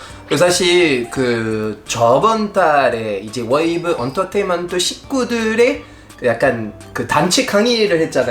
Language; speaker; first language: Korean; non-native, fluent; French